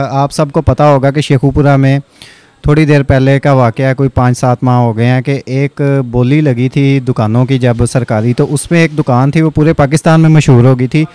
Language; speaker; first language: Urdu; non-native, local second language; Punjabi